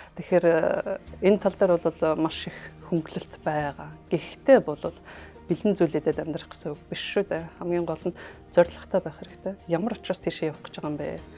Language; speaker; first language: Mongolian; native; Mongolian